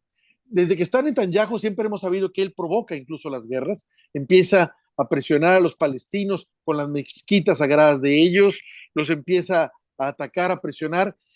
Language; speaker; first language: Spanish; native; Spanish